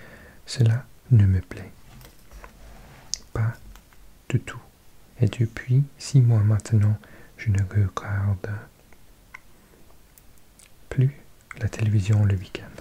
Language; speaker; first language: French; non-native, learner; English